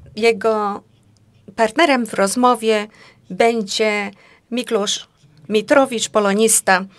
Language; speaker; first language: Polish; non-native, fluent; Hungarian